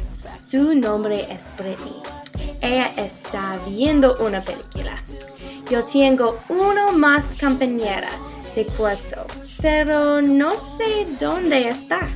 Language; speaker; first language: Spanish; non-native, learner; English